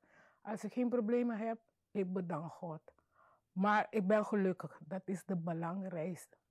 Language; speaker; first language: Dutch; non-native, local second language; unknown